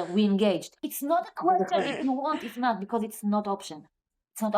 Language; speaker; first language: English; non-native, learner; Hebrew